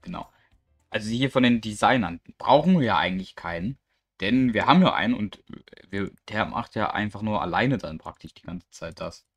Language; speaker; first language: German; native; German